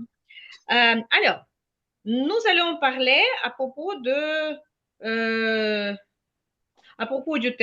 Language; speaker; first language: French; non-native, fluent; Ukrainian